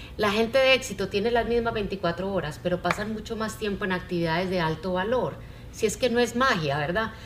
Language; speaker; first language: Spanish; native; Spanish